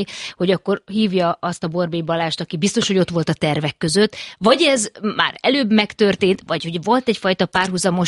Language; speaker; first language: Hungarian; native; Hungarian